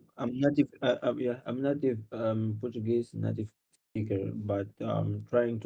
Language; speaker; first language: English; non-native, learner; Portuguese